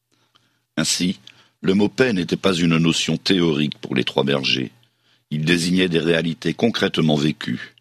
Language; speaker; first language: French; native; French